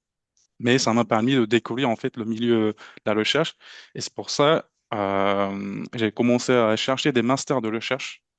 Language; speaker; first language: French; non-native, fluent; Turkish